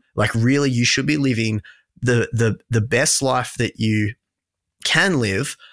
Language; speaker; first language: English; native; English